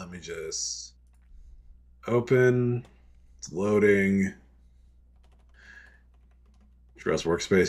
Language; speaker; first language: English; native; English